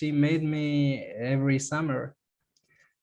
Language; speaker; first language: English; non-native, learner; Spanish